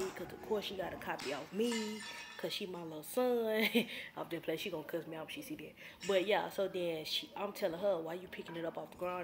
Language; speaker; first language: English; native; English